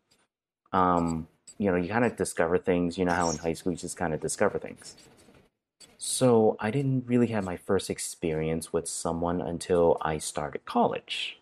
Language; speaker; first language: English; early bilingual, other home language; Cantonese